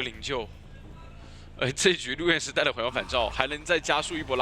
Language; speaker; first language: Chinese; native; Chinese